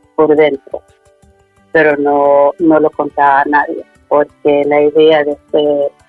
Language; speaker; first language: Spanish; early bilingual, other home language; Swedish